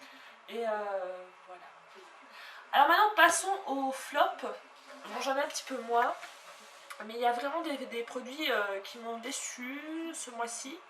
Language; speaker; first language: French; native; French